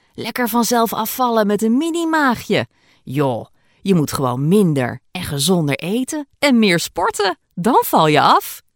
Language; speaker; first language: Dutch; native; Dutch